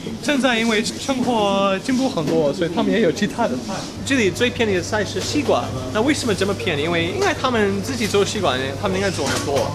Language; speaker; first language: Chinese; non-native, fluent; English